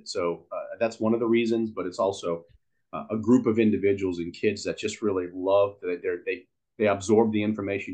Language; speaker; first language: English; native; English